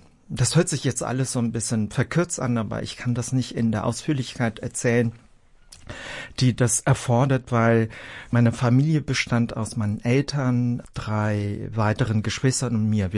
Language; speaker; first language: German; early bilingual, other home language; Vietnamese